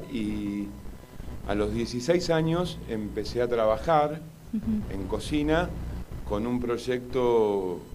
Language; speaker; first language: Spanish; native; Spanish